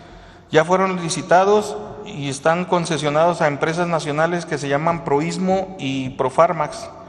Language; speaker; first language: Spanish; native; Spanish